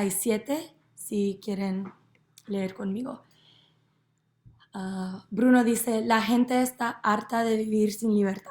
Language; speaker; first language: Spanish; non-native, learner; English